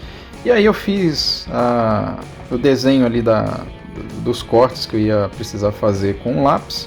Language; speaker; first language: Portuguese; native; Portuguese